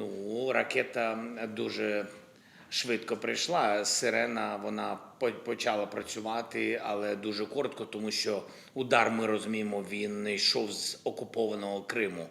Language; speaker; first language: Ukrainian; non-native, local second language; Russian